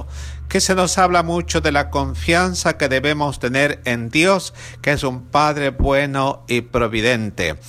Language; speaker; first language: Spanish; native; Spanish